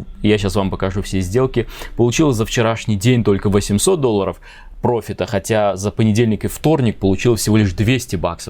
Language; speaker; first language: Russian; native; Russian